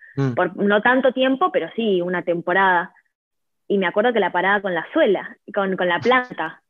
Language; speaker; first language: Spanish; native; Spanish